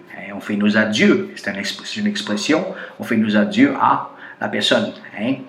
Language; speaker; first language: French; non-native, fluent; Portuguese